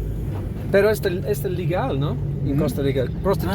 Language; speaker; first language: Spanish; non-native, learner; English